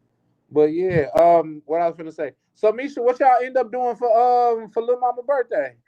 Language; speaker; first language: English; native; English